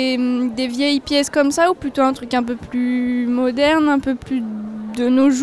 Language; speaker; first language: French; native; French